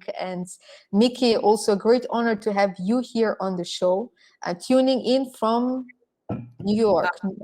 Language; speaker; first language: English; non-native, fluent; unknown